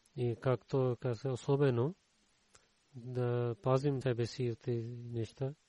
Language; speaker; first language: Bulgarian; non-native, learner; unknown